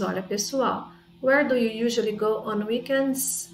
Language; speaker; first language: English; non-native, fluent; Portuguese